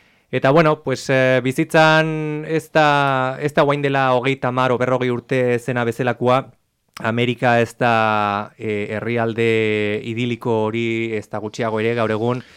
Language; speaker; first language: Basque; native; Basque